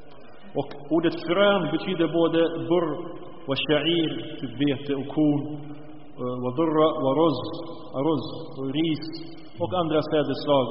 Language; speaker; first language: Swedish; early bilingual, other home language; Arabic